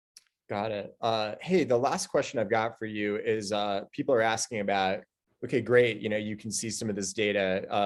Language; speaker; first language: English; native; English